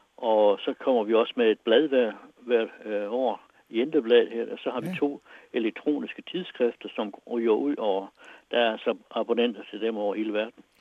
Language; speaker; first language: Danish; native; Danish